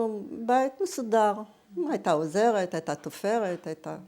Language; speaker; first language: Hebrew; early bilingual, other home language; German